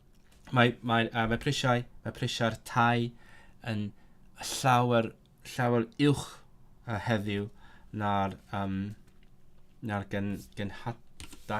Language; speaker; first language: Welsh; non-native, learner; Cantonese